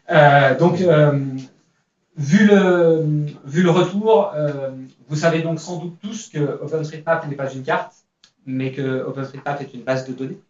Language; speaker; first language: French; native; French